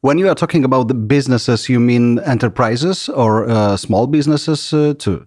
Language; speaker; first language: English; non-native, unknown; Polish